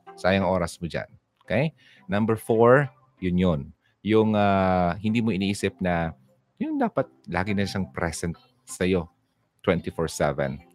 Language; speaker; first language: Filipino; non-native, local second language; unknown